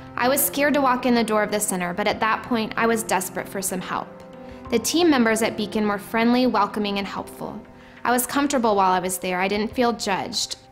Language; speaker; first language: English; native; English